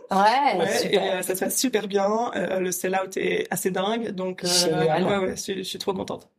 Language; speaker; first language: French; native; French